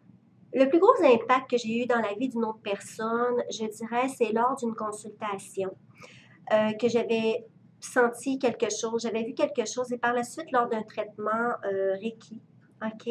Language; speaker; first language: French; native; French